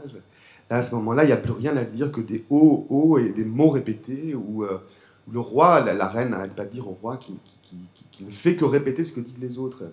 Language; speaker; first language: French; native; French